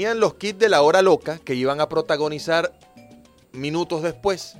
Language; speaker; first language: Spanish; native; Spanish